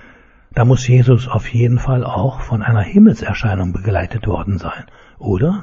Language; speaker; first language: German; native; German